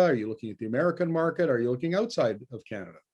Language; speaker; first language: English; native; English